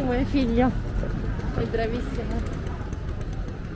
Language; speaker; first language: Italian; non-native, learner; Kyrgyz